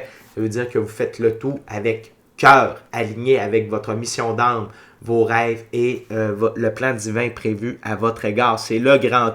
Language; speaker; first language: French; native; French